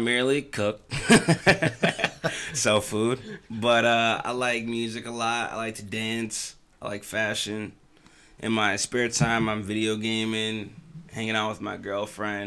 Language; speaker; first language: English; native; English